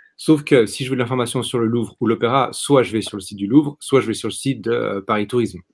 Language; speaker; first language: French; native; French